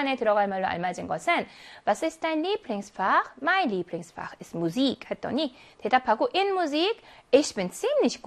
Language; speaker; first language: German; non-native, fluent; Korean